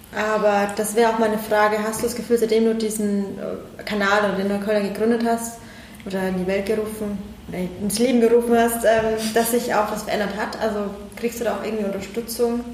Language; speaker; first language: German; early bilingual, other home language; Persian